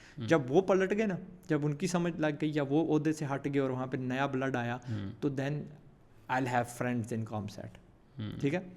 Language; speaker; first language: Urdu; early bilingual, heritage; Urdu